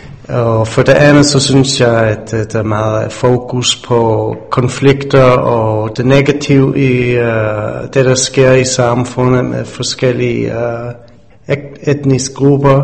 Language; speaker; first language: Danish; non-native, fluent; English